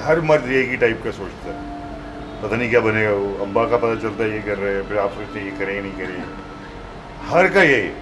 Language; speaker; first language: Urdu; non-native, local second language; Punjabi